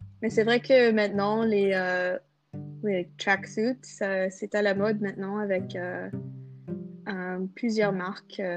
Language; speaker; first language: French; non-native, fluent; English